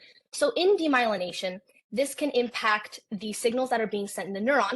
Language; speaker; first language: English; native; English